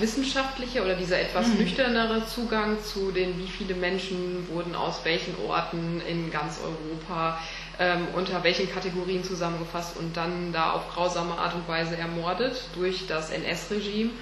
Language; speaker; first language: German; native; German